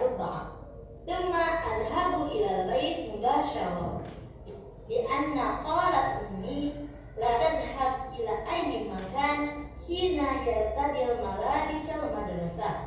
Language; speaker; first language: Arabic; non-native, learner; Indonesian